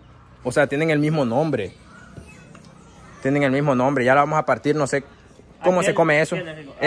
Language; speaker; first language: Spanish; native; Spanish